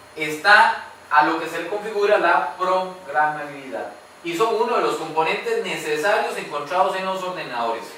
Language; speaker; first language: Spanish; native; Spanish